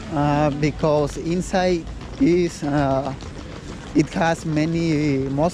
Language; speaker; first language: English; non-native, learner; Spanish